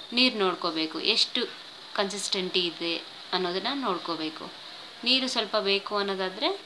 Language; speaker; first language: Kannada; non-native, local second language; Telugu